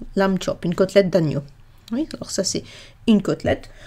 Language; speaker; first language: French; non-native, fluent; English